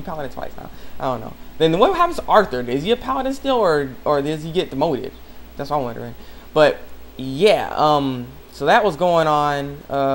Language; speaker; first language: English; native; English